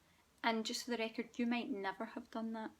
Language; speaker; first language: English; native; English